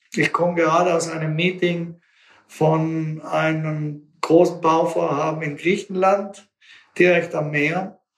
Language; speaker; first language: German; native; German